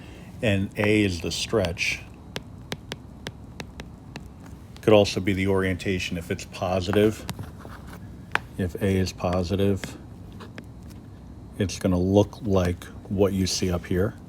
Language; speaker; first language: English; native; English